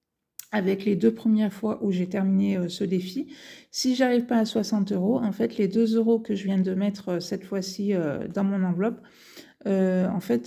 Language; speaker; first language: French; native; French